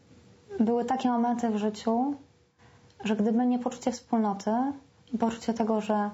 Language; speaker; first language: Polish; native; Polish